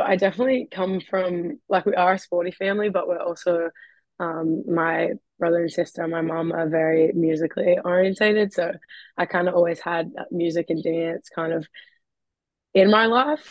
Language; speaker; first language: English; native; English